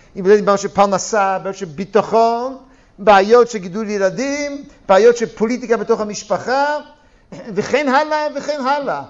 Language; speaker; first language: Hebrew; native; Hebrew